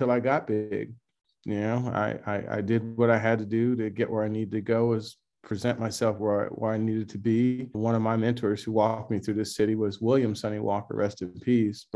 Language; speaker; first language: English; native; English